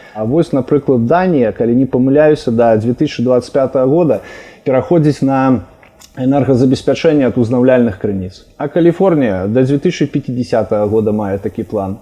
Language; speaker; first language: Belarusian; non-native, local second language; Russian